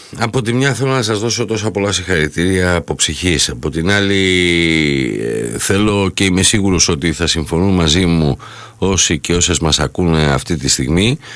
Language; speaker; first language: Greek; native; Greek